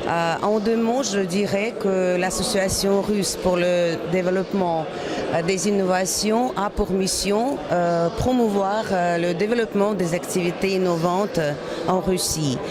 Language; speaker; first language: French; non-native, fluent; Russian